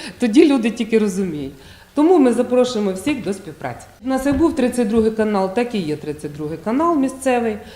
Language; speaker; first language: Ukrainian; native; Ukrainian